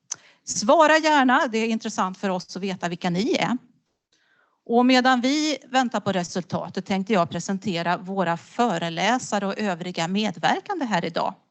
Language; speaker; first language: Swedish; native; Swedish